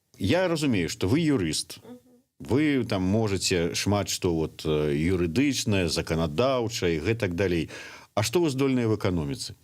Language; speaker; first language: Belarusian; non-native, local second language; Russian